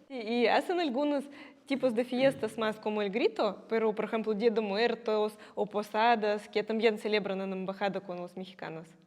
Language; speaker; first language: Spanish; non-native, fluent; Russian